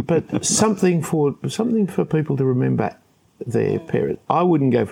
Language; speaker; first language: English; native; English